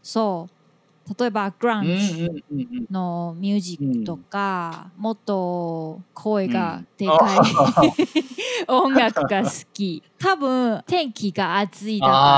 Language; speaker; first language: Japanese; non-native, fluent; Chinese